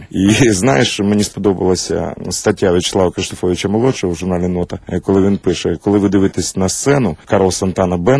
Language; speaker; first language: Ukrainian; native; Ukrainian